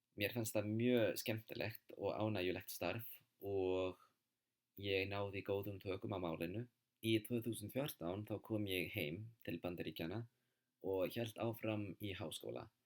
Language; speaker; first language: Icelandic; non-native, fluent; English